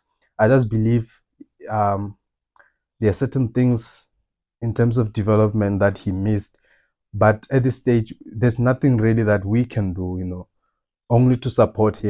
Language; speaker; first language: English; non-native, local second language; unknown